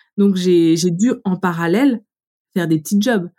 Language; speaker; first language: French; native; French